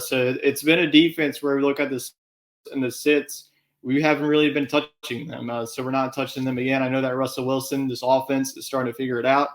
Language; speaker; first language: English; native; English